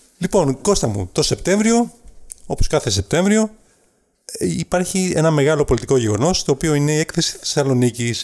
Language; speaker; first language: Greek; native; Greek